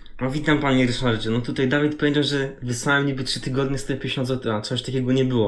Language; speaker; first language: Polish; native; Polish